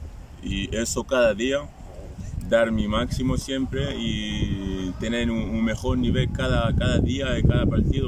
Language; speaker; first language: Spanish; non-native, fluent; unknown